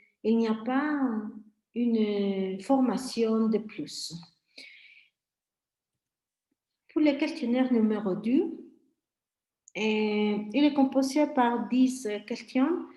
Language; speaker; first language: French; non-native, fluent; Spanish